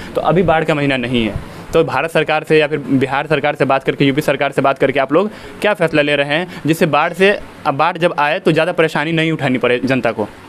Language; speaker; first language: Hindi; native; Hindi